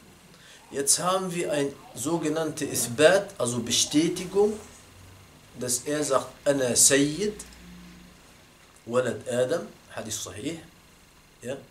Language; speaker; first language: German; non-native, fluent; Arabic